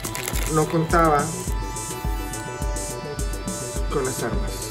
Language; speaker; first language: Spanish; native; Spanish